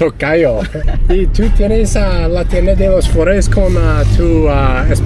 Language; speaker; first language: Spanish; non-native, learner; English